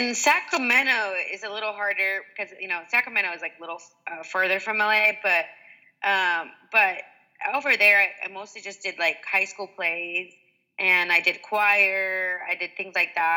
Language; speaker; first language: English; native; English